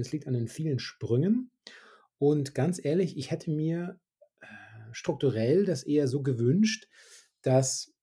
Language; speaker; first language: German; native; German